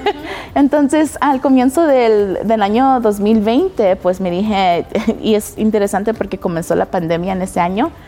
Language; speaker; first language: Spanish; early bilingual, heritage; Spanish